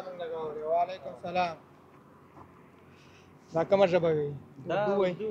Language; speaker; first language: Hindi; non-native, learner; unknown